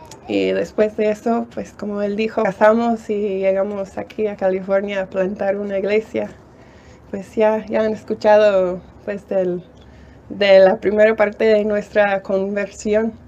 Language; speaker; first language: Spanish; non-native, fluent; English